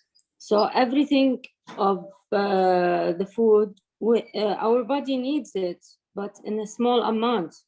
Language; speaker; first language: English; non-native, learner; Arabic